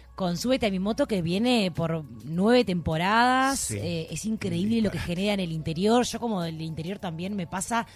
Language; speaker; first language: Spanish; native; Spanish